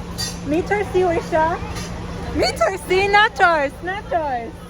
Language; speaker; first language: Persian; non-native, learner; English